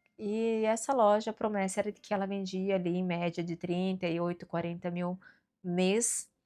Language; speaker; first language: Portuguese; native; Portuguese